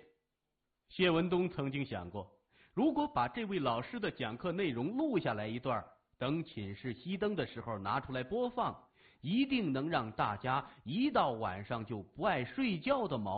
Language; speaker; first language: Chinese; native; Chinese